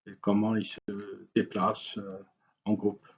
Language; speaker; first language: French; non-native, local second language; Arabic